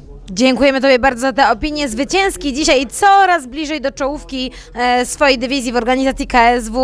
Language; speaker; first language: Polish; native; Polish